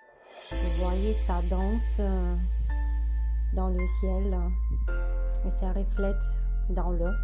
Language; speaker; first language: French; non-native, learner; Russian